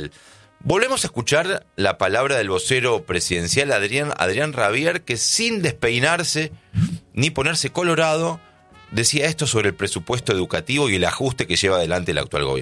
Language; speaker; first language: Spanish; native; Spanish